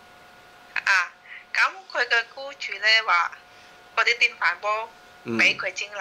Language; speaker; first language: Cantonese; non-native, fluent; Indonesian